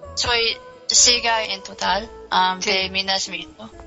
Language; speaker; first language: Spanish; non-native, learner; English